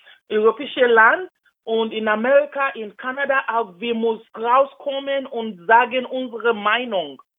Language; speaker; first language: German; non-native, learner; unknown